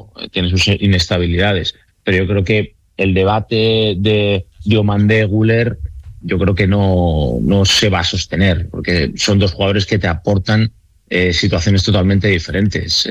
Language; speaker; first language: Spanish; native; Spanish